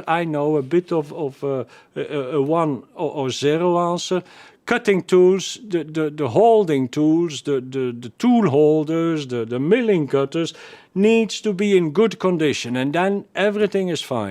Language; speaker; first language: English; non-native, fluent; Dutch